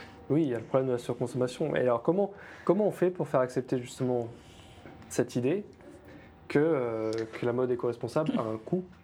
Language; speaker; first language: French; native; French